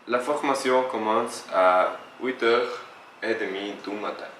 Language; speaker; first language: French; non-native, learner; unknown